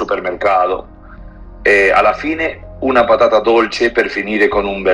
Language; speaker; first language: Italian; non-native, learner; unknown